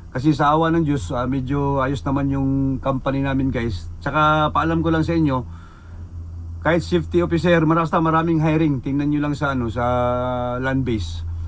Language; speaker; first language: Filipino; non-native, local second language; Cebuano